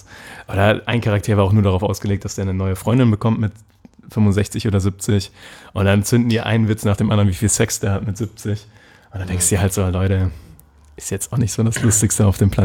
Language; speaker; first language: German; native; German